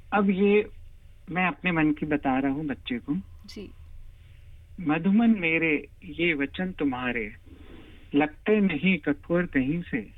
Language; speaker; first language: Hindi; native; Hindi